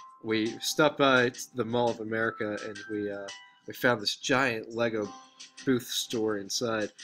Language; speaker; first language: English; native; English